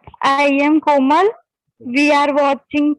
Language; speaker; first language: English; non-native, learner; Gujarati